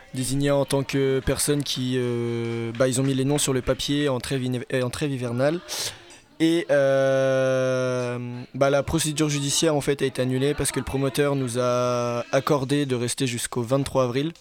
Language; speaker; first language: French; native; French